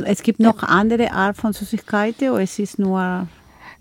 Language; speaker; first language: German; non-native, learner; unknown